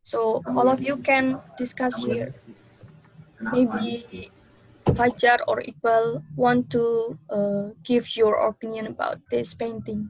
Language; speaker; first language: English; non-native, learner; Indonesian